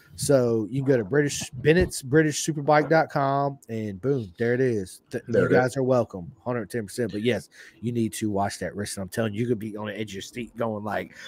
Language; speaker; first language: English; native; English